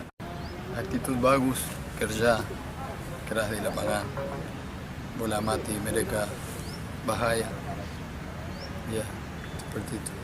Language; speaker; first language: Indonesian; non-native, fluent; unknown